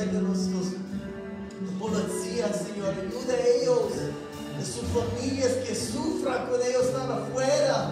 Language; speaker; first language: Spanish; non-native, learner; English